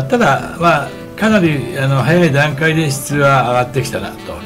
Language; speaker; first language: Japanese; native; Japanese